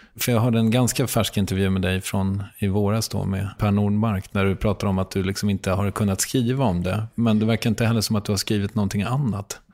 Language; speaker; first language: Swedish; native; Swedish